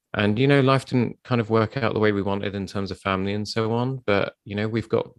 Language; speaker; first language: English; native; English